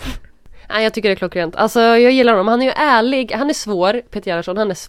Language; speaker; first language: Swedish; native; Swedish